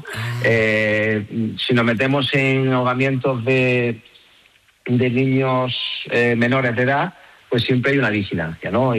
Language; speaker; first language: Spanish; native; Spanish